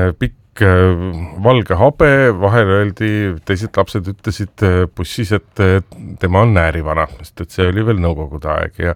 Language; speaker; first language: Estonian; native; Estonian